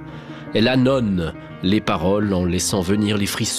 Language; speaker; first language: French; native; French